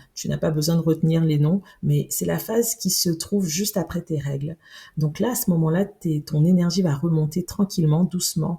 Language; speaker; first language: French; native; French